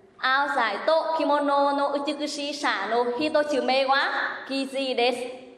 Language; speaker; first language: Japanese; non-native, fluent; Vietnamese